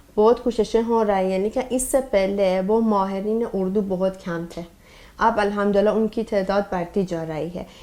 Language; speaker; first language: Urdu; non-native, fluent; Persian